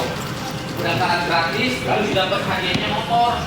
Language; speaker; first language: Indonesian; native; Indonesian